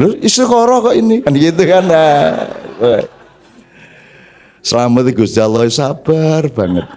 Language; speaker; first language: Indonesian; non-native, local second language; Javanese